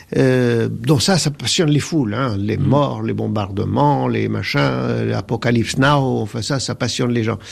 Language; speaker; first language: French; non-native, local second language; Arabic